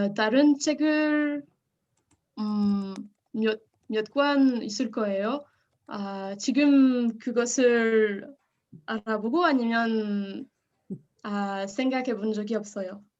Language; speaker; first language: Korean; non-native, learner; French